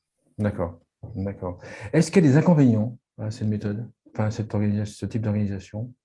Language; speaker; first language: French; native; French